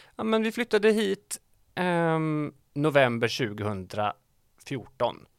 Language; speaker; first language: Swedish; native; Swedish